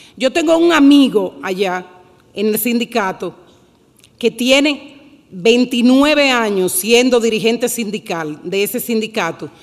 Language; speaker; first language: Spanish; native; Spanish